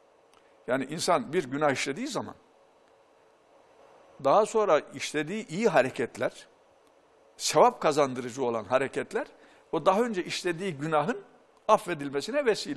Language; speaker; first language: Turkish; native; Turkish